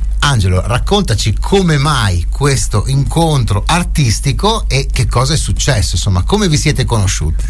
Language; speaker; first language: Italian; native; Italian